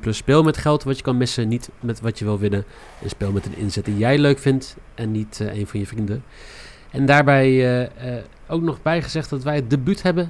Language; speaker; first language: Dutch; native; Dutch